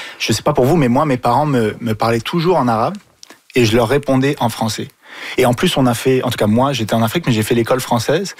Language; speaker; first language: French; early bilingual, other home language; Arabic